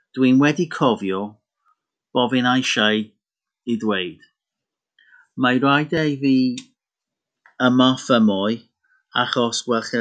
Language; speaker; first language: Welsh; non-native, learner; English